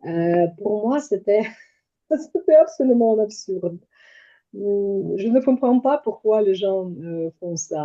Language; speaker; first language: French; non-native, fluent; Ukrainian